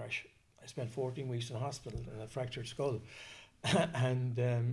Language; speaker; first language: English; native; English